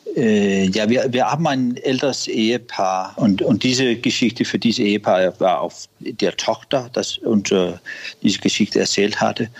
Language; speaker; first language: German; non-native, learner; Danish